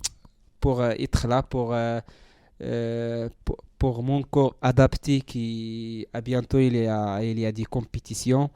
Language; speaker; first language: French; non-native, learner; Central Atlas Tamazight